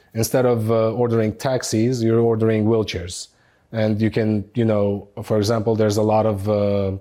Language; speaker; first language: English; non-native, fluent; Arabic